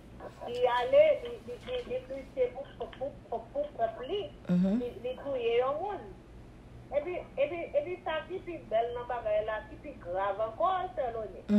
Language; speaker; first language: French; non-native, local second language; Haitian Creole